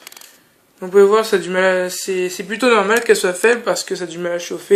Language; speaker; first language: French; native; French